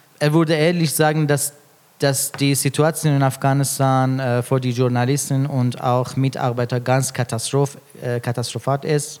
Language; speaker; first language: German; non-native, fluent; Persian